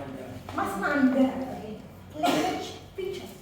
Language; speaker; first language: English; non-native, fluent; Indonesian